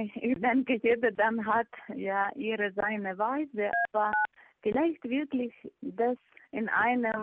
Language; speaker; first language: German; non-native, fluent; Ukrainian